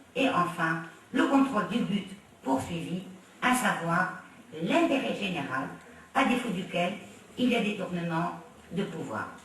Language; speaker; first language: French; non-native, local second language; Arabic